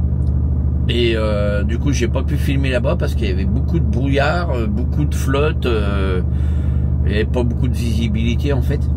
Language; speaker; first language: French; native; French